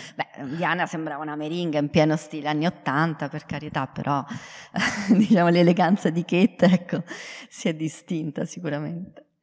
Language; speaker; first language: Italian; native; Italian